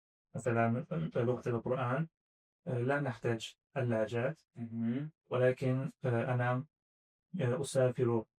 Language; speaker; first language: Arabic; non-native, learner; Azerbaijani